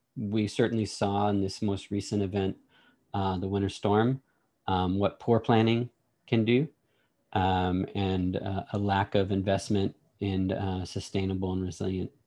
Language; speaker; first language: English; native; English